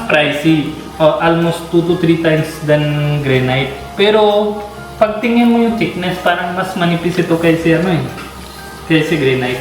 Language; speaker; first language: Filipino; non-native, learner; Punjabi